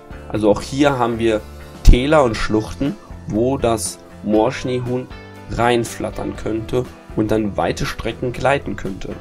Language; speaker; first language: German; native; German